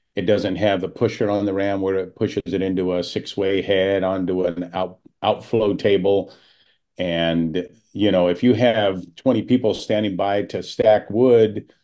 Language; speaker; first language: English; native; English